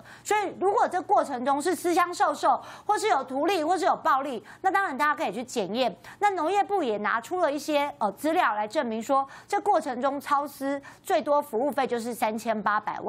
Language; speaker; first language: Chinese; native; Chinese